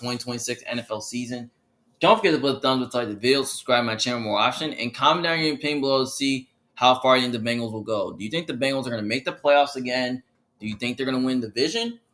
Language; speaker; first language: English; native; English